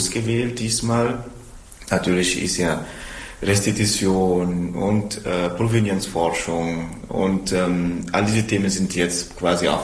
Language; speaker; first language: German; non-native, fluent; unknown